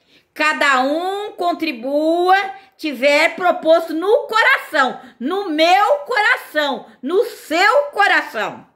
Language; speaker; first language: Portuguese; native; Portuguese